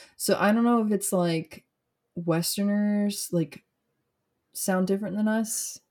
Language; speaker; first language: English; native; English